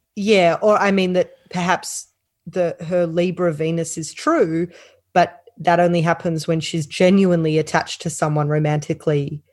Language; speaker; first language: English; native; English